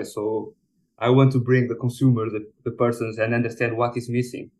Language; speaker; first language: English; non-native, fluent; Portuguese